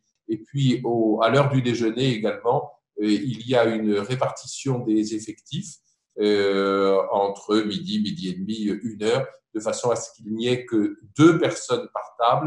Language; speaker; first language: French; native; French